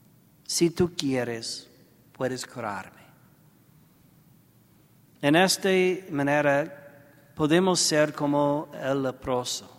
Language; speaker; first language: Spanish; non-native, learner; English